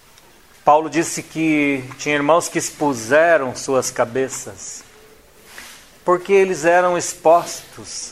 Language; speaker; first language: Portuguese; native; Portuguese